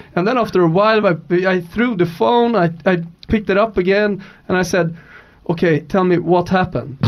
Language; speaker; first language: English; non-native, fluent; Swedish